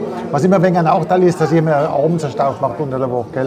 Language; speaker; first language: German; native; German